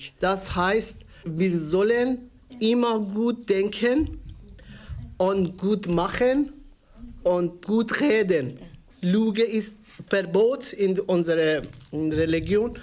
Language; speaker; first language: German; non-native, learner; Persian